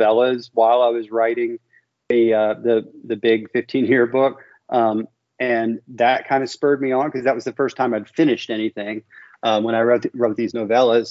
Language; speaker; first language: English; native; English